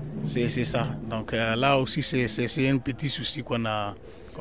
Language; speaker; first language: French; non-native, local second language; Tamasheq